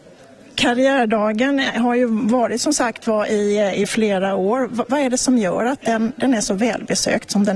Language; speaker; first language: Swedish; native; Swedish